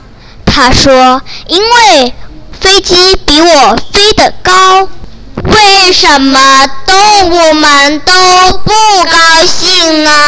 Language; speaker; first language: Chinese; non-native, local second language; Cantonese